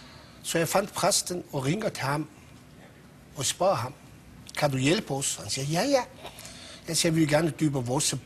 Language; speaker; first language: Danish; non-native, local second language; Persian